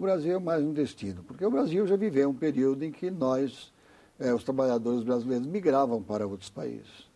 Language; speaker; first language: Portuguese; native; Portuguese